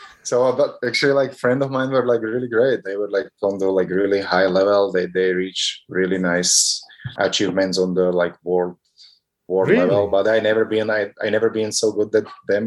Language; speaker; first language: English; non-native, fluent; Slovak